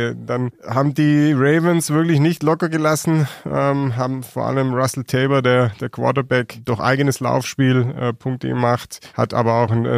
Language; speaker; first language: German; native; German